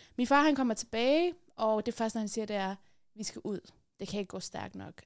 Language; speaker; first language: Danish; early bilingual, other home language; Persian